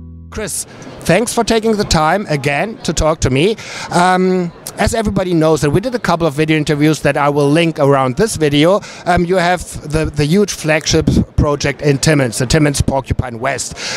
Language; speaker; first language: English; non-native, fluent; German